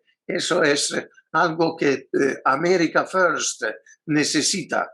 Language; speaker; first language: Spanish; non-native, fluent; Italian